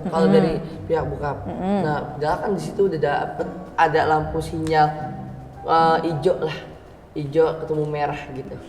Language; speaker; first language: Indonesian; native; Indonesian